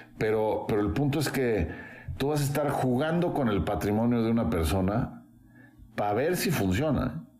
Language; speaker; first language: Spanish; native; Spanish